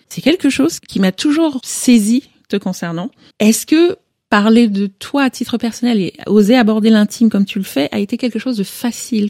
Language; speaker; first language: French; native; French